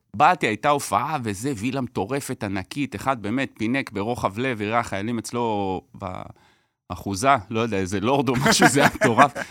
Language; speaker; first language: Hebrew; native; Hebrew